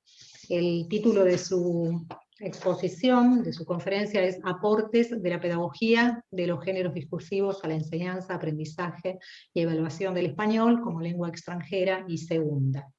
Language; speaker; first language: Spanish; native; Spanish